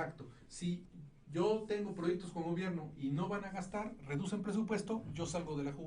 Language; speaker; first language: Spanish; native; Spanish